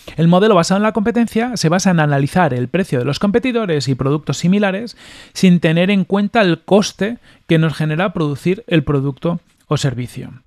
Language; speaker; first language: Spanish; native; Spanish